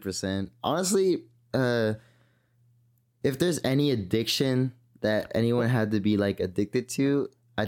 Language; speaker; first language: English; native; English